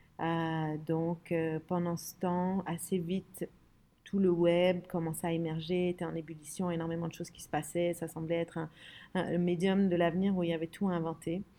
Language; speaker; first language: French; early bilingual, other home language; Arabic